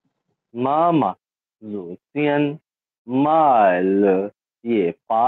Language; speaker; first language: Chinese; non-native, learner; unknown